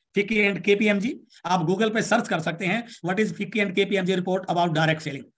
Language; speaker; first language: Hindi; native; Hindi